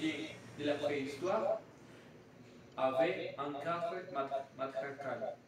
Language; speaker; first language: French; non-native, learner; Spanish